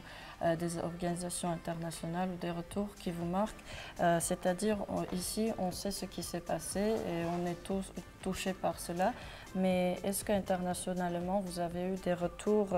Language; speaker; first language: French; non-native, fluent; Armenian